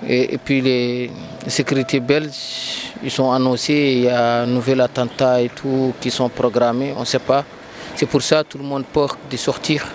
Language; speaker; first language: French; non-native, learner; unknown